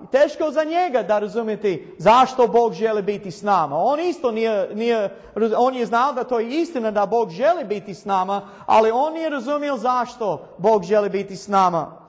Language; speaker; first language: Croatian; non-native, learner; English